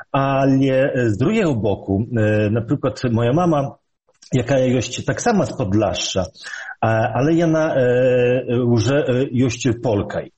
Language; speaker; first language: Belarusian; early bilingual, heritage; Polish